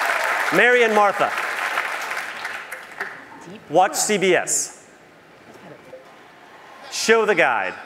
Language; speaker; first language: English; native; English